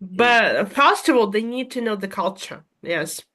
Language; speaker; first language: English; non-native, fluent; Russian